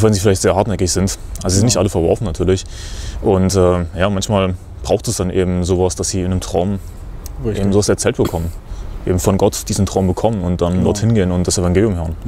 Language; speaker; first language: German; native; German